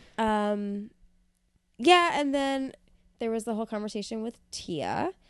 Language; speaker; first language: English; native; English